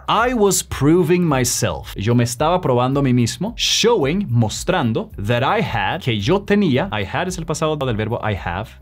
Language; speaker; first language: Spanish; non-native, fluent; Swedish